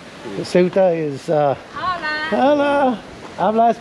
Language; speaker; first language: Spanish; non-native, learner; English